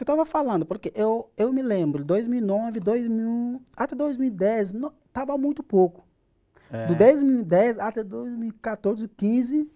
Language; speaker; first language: Portuguese; non-native, learner; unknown